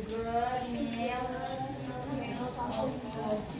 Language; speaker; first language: English; non-native, learner; Indonesian